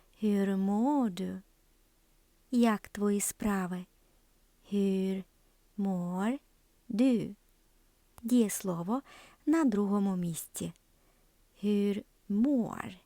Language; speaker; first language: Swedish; non-native, fluent; Ukrainian